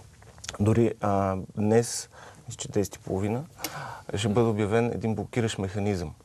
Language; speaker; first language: Bulgarian; native; Bulgarian